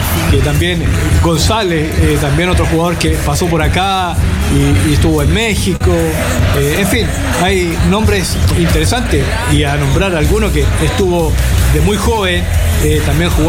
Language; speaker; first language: Spanish; native; Spanish